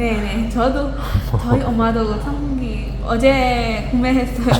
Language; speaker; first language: Korean; non-native, learner; Burmese